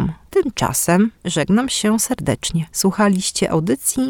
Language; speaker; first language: Polish; native; Polish